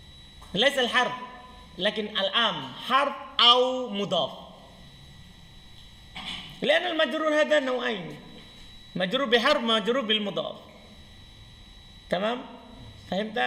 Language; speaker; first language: Arabic; non-native, fluent; Indonesian